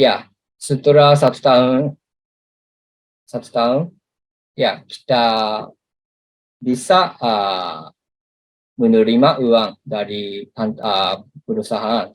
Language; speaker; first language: Indonesian; non-native, learner; Japanese